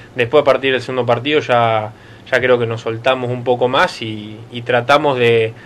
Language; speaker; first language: Spanish; native; Spanish